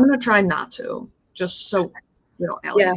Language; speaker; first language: English; native; English